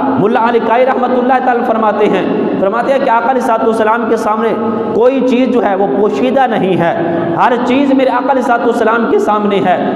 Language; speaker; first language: Urdu; non-native, local second language; Punjabi